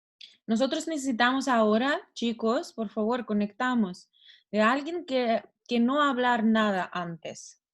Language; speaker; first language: Spanish; non-native, learner; Russian